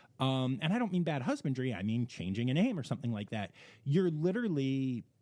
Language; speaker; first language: English; native; English